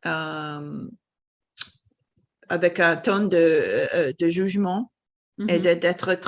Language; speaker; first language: French; non-native, fluent; English